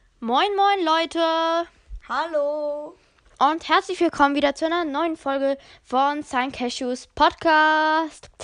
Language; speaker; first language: German; native; German